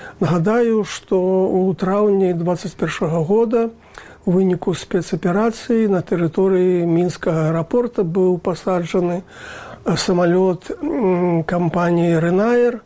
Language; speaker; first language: Belarusian; native; Belarusian